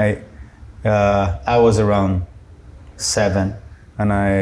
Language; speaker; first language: English; non-native, fluent; Portuguese